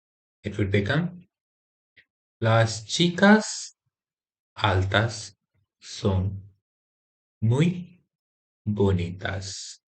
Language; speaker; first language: Spanish; non-native, fluent; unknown